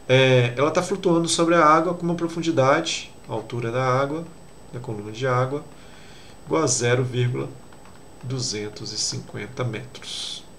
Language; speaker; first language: Portuguese; native; Portuguese